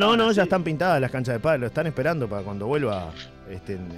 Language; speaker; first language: Spanish; native; Spanish